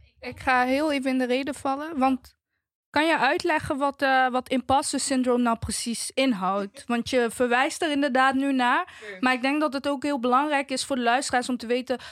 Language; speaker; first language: Dutch; native; Dutch